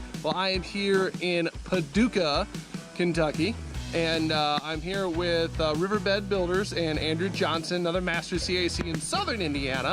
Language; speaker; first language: English; native; English